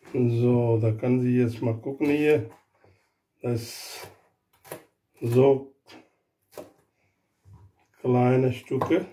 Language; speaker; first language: German; non-native, learner; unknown